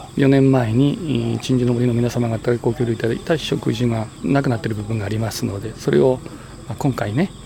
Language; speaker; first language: Japanese; native; Japanese